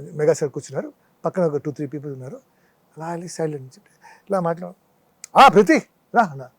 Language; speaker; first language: Telugu; non-native, local second language; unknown